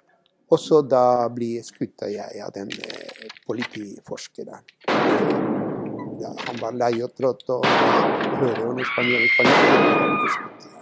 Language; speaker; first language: Norwegian; non-native, fluent; Spanish